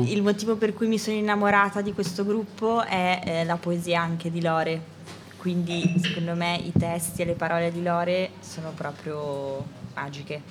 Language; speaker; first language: Italian; native; Italian